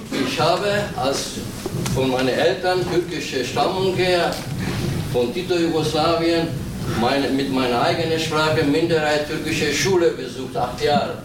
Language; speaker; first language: German; non-native, learner; Turkish